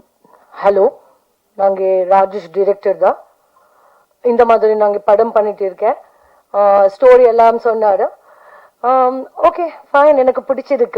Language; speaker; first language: Tamil; non-native, learner; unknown